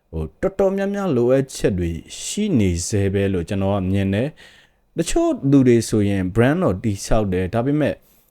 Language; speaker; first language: Burmese; native; Burmese